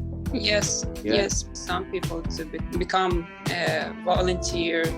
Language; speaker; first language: English; non-native, learner; Ukrainian